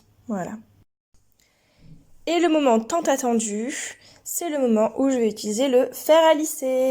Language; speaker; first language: French; native; French